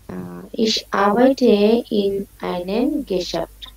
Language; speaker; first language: German; non-native, learner; Bangla